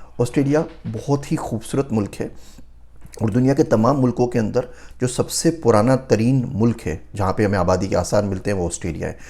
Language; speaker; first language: Urdu; native; Urdu